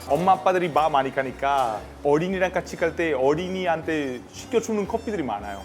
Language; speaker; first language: Korean; non-native, fluent; Italian